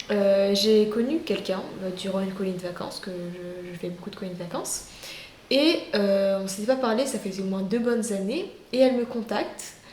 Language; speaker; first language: French; native; French